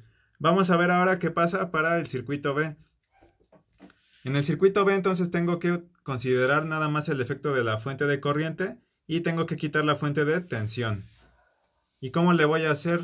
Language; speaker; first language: Spanish; native; Spanish